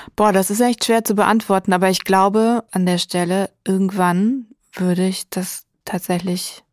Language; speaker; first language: German; native; German